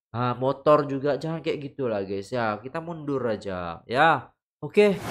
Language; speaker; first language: Indonesian; native; Indonesian